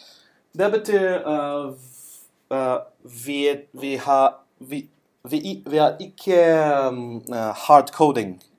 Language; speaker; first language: Norwegian; non-native, learner; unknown